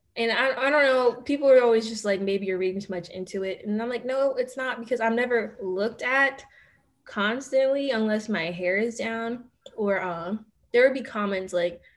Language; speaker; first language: English; native; English